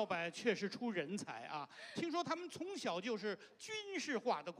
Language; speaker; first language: Chinese; native; Chinese